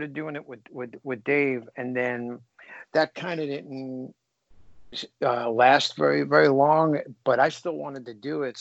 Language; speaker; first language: English; native; English